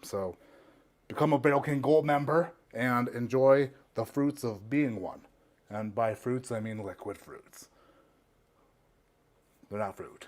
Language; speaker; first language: English; native; English